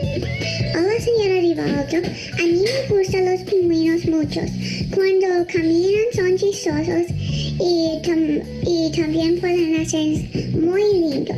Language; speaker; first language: Spanish; non-native, learner; English